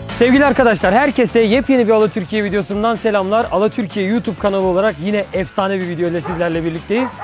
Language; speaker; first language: Turkish; native; Turkish